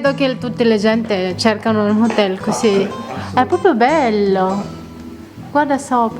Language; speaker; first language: Italian; non-native, learner; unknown